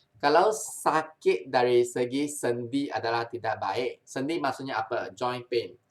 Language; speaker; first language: Malay; non-native, local second language; Chinese